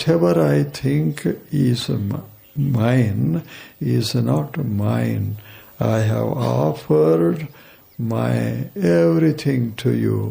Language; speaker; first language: English; non-native, local second language; Kannada